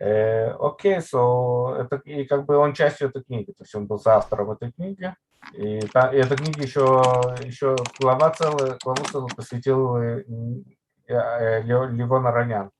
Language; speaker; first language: Russian; native; Russian